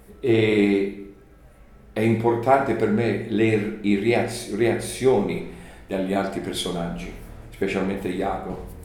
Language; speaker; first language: Italian; non-native, learner; English